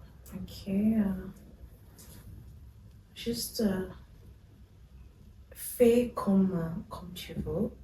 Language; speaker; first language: French; non-native, fluent; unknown